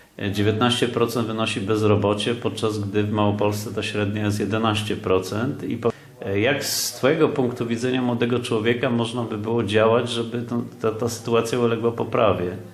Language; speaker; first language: Polish; native; Polish